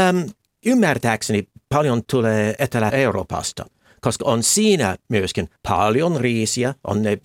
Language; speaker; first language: Finnish; non-native, fluent; English